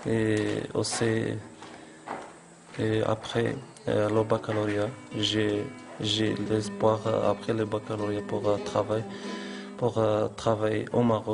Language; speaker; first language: French; non-native, learner; Arabic